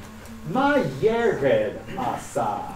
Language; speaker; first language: Hebrew; non-native, learner; English